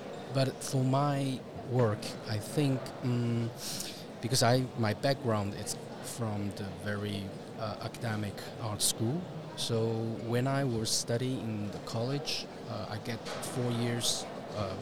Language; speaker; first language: English; non-native, fluent; Chinese